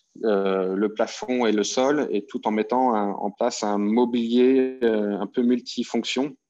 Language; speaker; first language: French; native; French